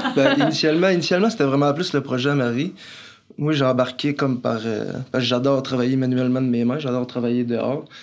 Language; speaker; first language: French; native; French